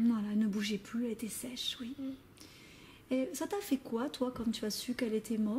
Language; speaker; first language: French; native; French